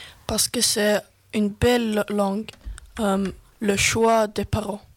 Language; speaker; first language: French; non-native, learner; Swedish